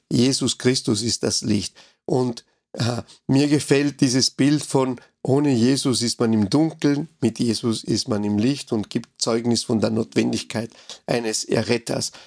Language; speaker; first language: German; non-native, fluent; Spanish